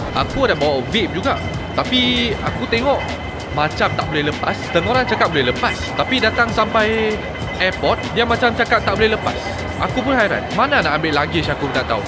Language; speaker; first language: Malay; non-native, local second language; Chinese